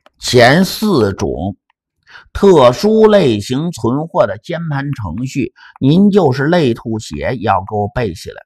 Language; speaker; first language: Chinese; native; Chinese